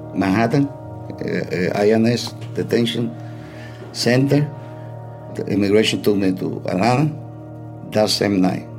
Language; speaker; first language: English; non-native, fluent; Spanish